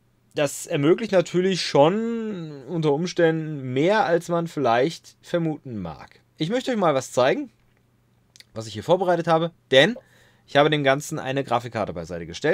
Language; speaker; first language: German; native; German